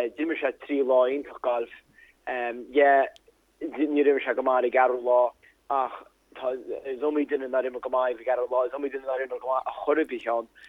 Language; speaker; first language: Irish; native; Irish